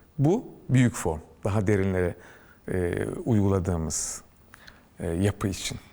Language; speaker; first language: Turkish; native; Turkish